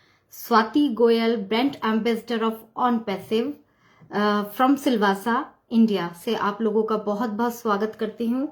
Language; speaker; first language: Hindi; native; Hindi